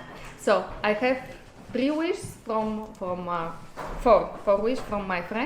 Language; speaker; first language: English; non-native, learner; Bulgarian